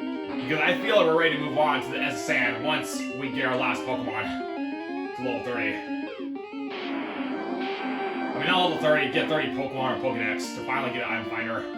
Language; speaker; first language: English; native; English